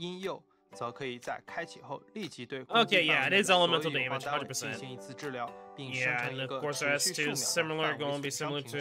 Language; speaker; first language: Chinese; native; Chinese